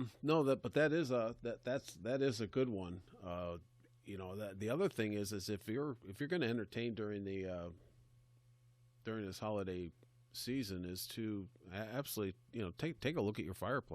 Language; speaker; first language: English; native; English